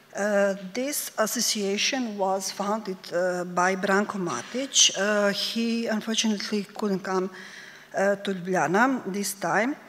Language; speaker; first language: English; non-native, fluent; Serbian